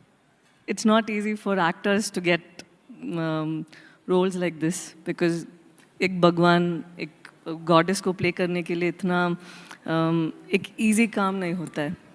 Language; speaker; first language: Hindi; non-native, local second language; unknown